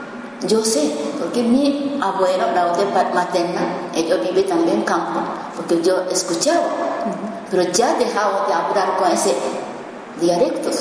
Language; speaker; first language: Spanish; non-native, learner; Japanese